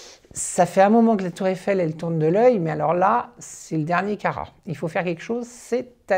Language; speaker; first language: French; native; French